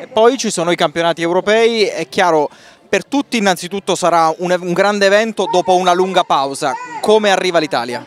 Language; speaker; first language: Italian; native; Italian